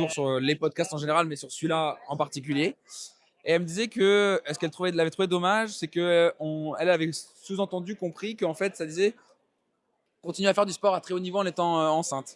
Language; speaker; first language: French; native; French